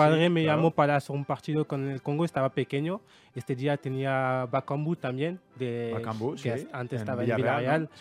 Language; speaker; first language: Spanish; non-native, learner; French